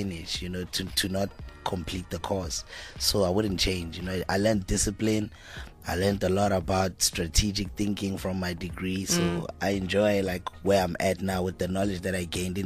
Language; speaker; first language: English; non-native, local second language; Tswana